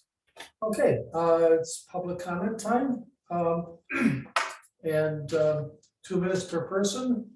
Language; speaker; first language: English; native; English